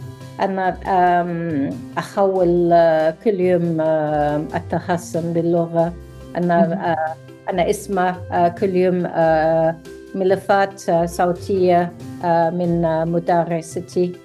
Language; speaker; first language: Arabic; non-native, learner; English